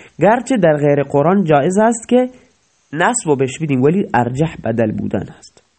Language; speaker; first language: Persian; non-native, local second language; Baluchi